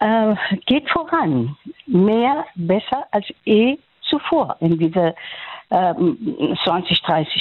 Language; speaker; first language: German; non-native, fluent; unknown